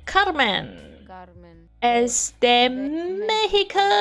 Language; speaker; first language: Spanish; non-native, learner; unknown